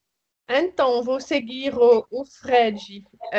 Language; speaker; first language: Portuguese; non-native, fluent; French